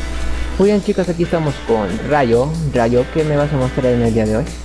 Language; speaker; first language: Spanish; native; Spanish